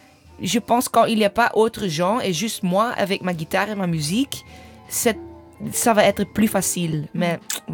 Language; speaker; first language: French; non-native, learner; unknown